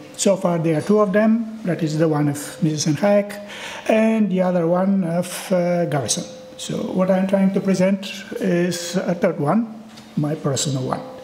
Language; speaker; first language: English; non-native, fluent; Bulgarian